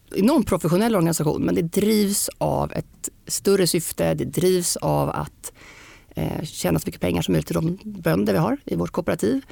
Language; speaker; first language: Swedish; native; Swedish